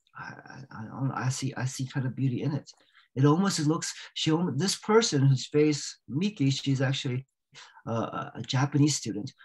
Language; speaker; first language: English; native; English